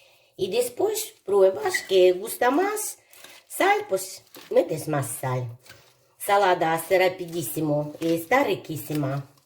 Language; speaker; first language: Spanish; non-native, learner; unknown